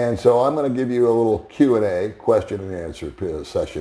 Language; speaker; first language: English; native; English